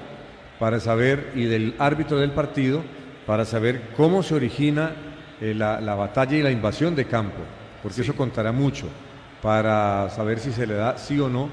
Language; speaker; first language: Spanish; native; Spanish